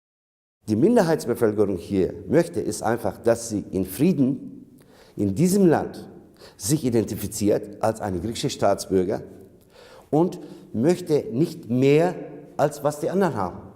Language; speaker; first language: German; non-native, fluent; Turkish